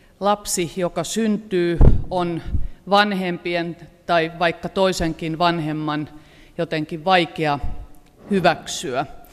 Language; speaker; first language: Finnish; native; Finnish